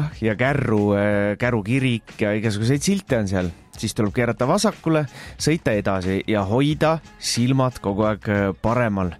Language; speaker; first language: Estonian; native; Estonian